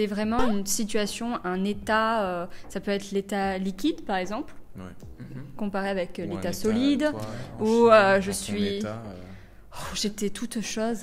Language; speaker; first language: French; native; French